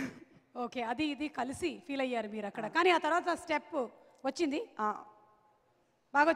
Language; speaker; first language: Telugu; native; Telugu